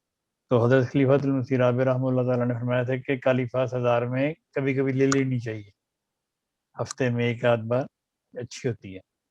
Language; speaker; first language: Urdu; native; Urdu